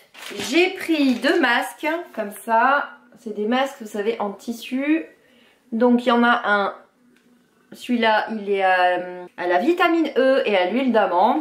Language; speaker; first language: French; native; French